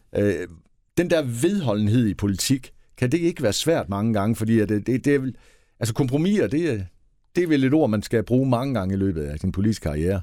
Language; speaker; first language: Danish; native; Danish